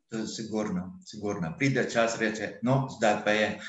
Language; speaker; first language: Slovenian; non-native, fluent; Arabic